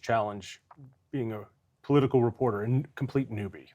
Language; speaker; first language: English; native; English